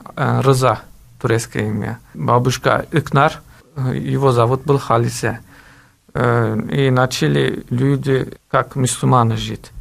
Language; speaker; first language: Russian; non-native, learner; Turkish